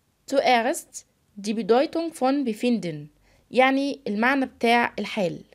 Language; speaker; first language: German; non-native, fluent; Arabic